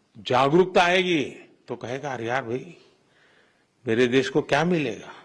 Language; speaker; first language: Hindi; non-native, local second language; Gujarati